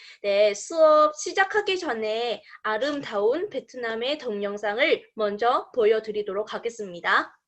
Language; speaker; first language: Korean; non-native, fluent; Vietnamese